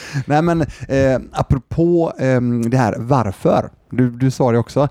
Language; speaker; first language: Swedish; native; Swedish